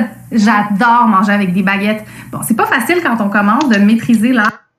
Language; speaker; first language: French; native; French